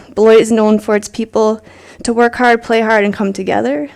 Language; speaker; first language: English; native; English